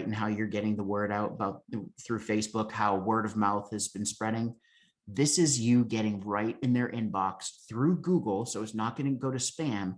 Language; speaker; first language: English; native; English